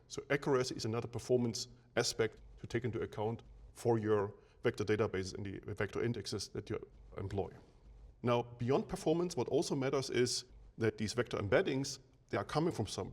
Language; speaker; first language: English; non-native, fluent; German